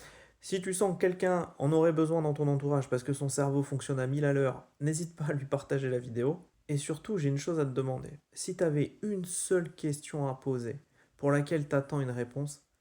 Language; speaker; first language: French; native; French